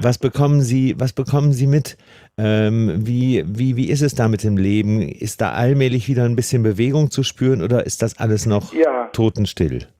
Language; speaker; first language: German; native; German